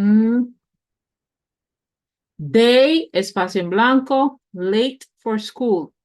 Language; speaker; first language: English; non-native, fluent; Spanish